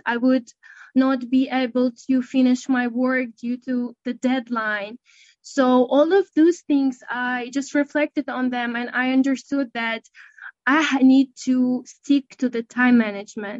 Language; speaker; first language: English; non-native, fluent; Russian